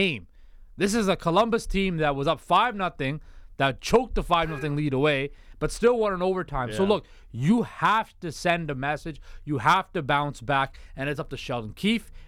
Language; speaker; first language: English; native; English